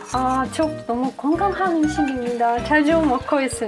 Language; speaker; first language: Korean; non-native, fluent; Russian